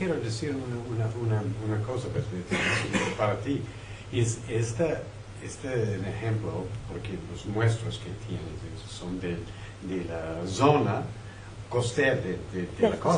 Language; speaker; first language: Spanish; non-native, fluent; French